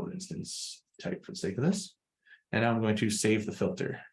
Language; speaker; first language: English; native; English